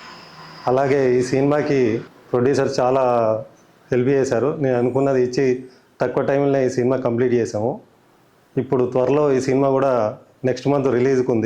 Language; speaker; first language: Telugu; native; Telugu